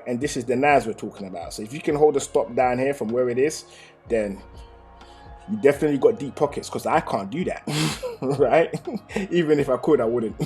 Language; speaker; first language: English; native; English